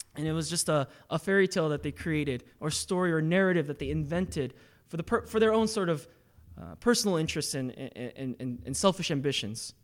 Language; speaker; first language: English; early bilingual, other home language; Korean